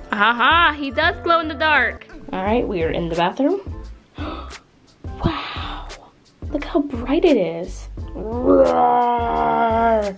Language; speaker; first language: English; native; English